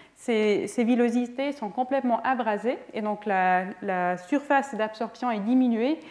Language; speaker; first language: French; non-native, fluent; Swiss German